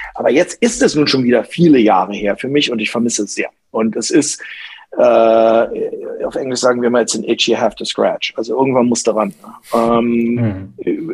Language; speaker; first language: German; non-native, local second language; English